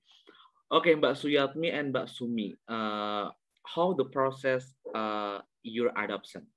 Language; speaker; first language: English; non-native, learner; Indonesian